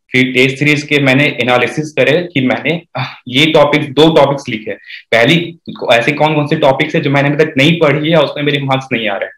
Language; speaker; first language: Hindi; native; Hindi